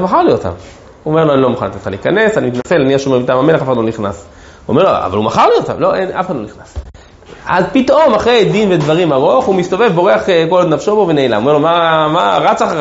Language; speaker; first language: Hebrew; native; Hebrew